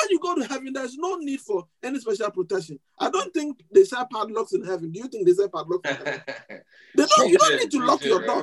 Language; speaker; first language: English; non-native, local second language; Akan